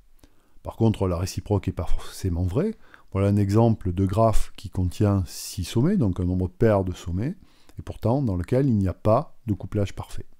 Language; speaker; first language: French; native; French